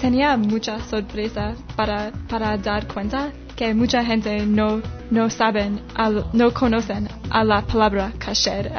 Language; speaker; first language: Spanish; non-native, learner; English